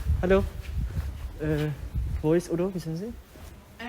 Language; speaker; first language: German; non-native, learner; Turkish